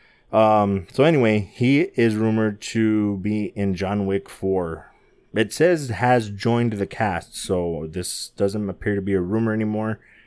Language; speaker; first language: English; native; English